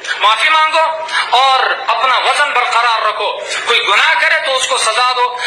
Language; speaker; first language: Urdu; non-native, local second language; Sindhi